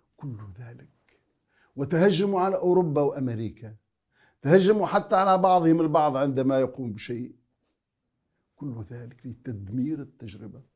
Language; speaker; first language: Arabic; native; Arabic